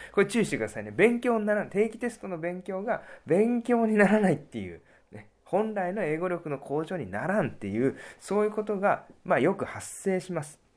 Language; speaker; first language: Japanese; native; Japanese